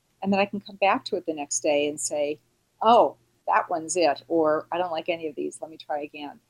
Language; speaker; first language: English; native; English